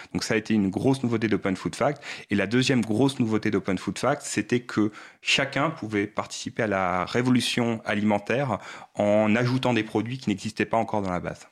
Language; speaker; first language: French; native; French